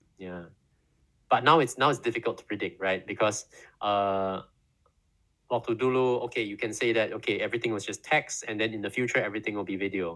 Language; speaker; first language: English; non-native, local second language; Indonesian